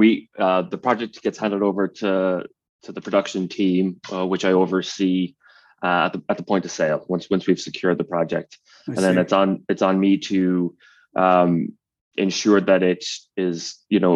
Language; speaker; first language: English; native; English